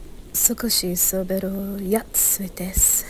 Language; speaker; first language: Japanese; non-native, learner; English